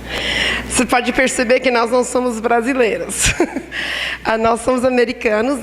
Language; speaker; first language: Portuguese; non-native, fluent; English